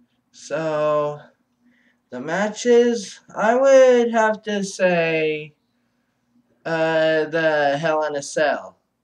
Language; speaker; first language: English; native; English